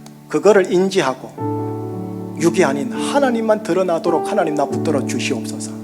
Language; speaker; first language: Korean; native; Korean